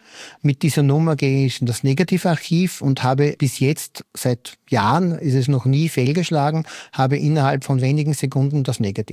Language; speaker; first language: German; native; German